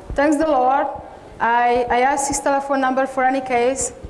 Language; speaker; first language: English; non-native, learner; Hungarian